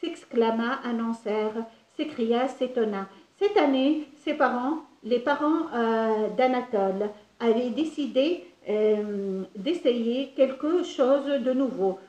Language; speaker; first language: French; non-native, local second language; Arabic